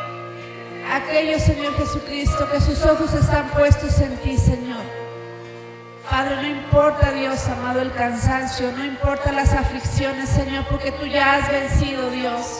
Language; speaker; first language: Spanish; native; Spanish